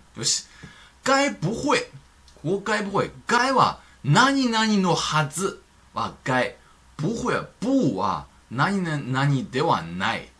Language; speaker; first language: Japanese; non-native, fluent; Chinese